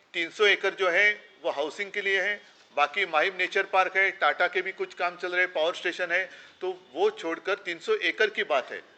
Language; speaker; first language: Hindi; non-native, local second language; Marathi